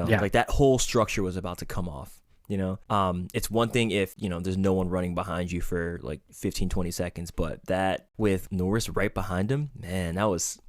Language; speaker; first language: English; native; English